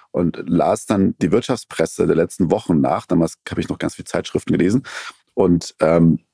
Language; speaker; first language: German; early bilingual, other home language; Persian